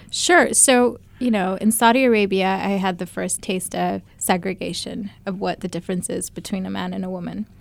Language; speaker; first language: English; early bilingual, other home language; Bangla